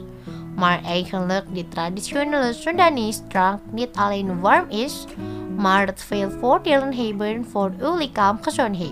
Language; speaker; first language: Dutch; non-native, fluent; Indonesian